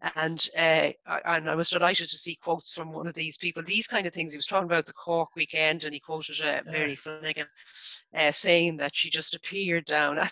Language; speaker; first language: English; native; English